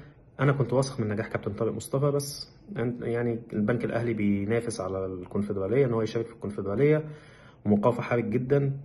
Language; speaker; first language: Arabic; native; Arabic